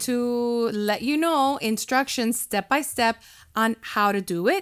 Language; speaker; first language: English; early bilingual, other home language; Spanish